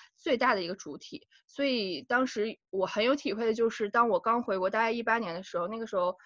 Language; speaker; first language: Chinese; native; Chinese